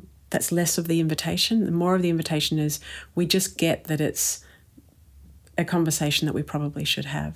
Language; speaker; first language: English; native; English